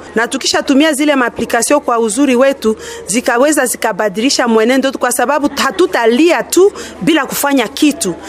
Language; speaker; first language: Swahili; non-native, local second language; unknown